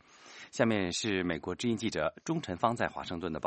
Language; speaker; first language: Chinese; native; Chinese